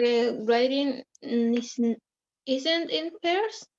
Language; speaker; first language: English; non-native, learner; Spanish